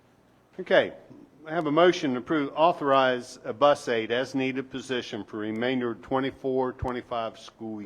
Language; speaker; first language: English; native; English